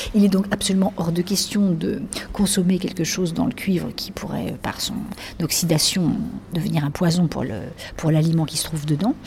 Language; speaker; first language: French; native; French